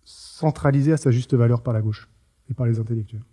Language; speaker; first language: French; native; French